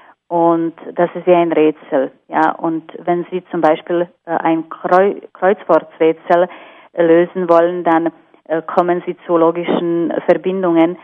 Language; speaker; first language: German; non-native, fluent; Slovak